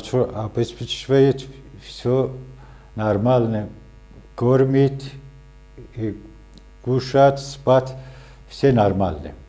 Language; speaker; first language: Russian; non-native, local second language; Azerbaijani